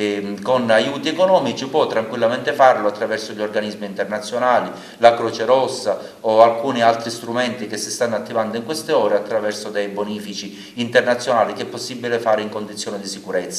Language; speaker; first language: Italian; native; Italian